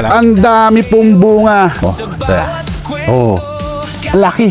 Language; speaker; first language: Filipino; non-native, local second language; Pampanga